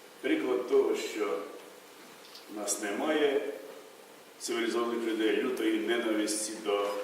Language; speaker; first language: Ukrainian; native; Ukrainian